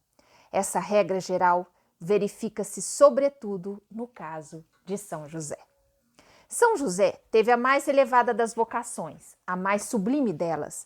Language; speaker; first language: Portuguese; native; Portuguese